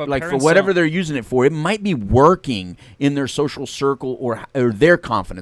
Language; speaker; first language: English; native; English